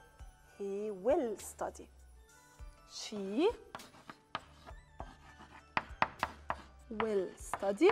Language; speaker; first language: English; non-native, fluent; Arabic